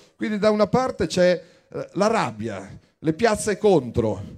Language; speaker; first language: Italian; native; Italian